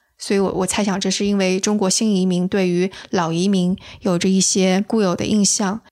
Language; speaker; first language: Chinese; native; Chinese